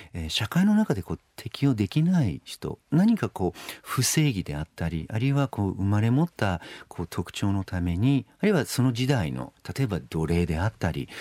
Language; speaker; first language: Japanese; non-native, fluent; English